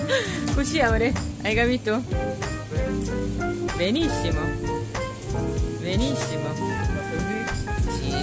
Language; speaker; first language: Italian; non-native, learner; Korean